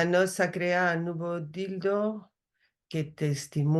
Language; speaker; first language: French; non-native, learner; Spanish